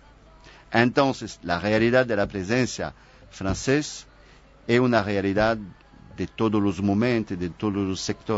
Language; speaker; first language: Portuguese; non-native, fluent; French